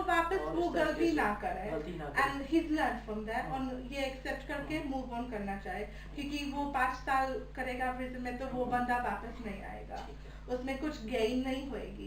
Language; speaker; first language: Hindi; early bilingual, heritage; Hindi